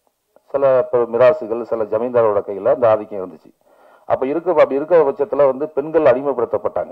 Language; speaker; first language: Tamil; native; Tamil